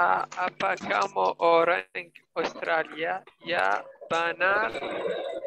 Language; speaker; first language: Indonesian; non-native, learner; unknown